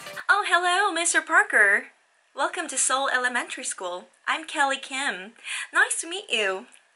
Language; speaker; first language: English; non-native, fluent; Korean